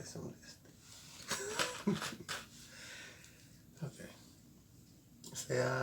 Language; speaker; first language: English; native; English